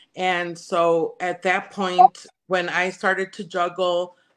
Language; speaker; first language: English; early bilingual, other home language; Spanish